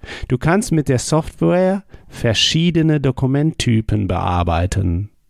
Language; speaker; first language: German; native; German